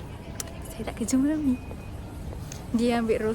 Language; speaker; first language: Malay; native; Malay